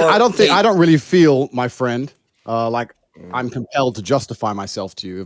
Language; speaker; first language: English; native; English